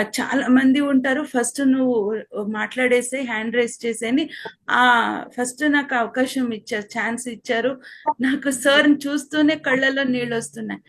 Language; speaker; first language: Telugu; non-native, local second language; Kannada